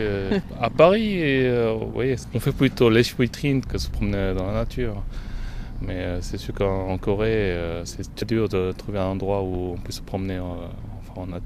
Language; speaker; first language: French; non-native, fluent; Korean